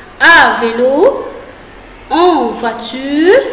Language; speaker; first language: French; non-native, fluent; Arabic